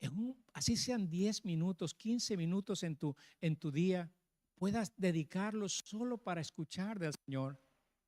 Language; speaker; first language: Spanish; native; Spanish